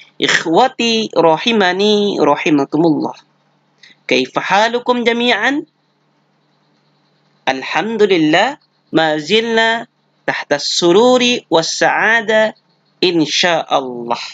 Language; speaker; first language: Arabic; non-native, fluent; Indonesian